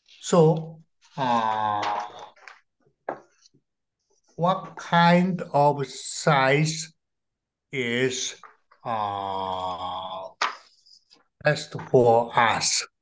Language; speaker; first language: English; non-native, learner; Korean